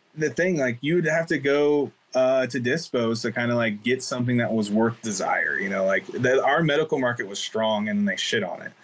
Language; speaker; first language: English; native; English